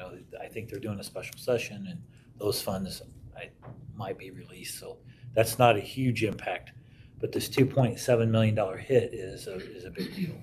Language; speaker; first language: English; native; English